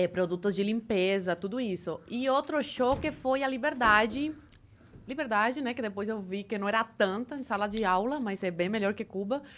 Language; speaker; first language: Portuguese; early bilingual, other home language; Spanish